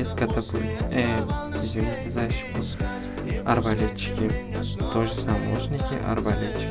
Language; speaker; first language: Russian; non-native, fluent; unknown